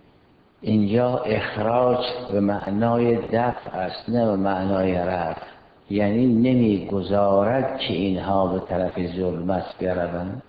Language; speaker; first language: Persian; native; Persian